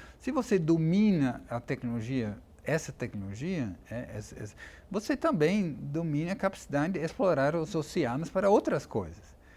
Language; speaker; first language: Portuguese; non-native, fluent; Dutch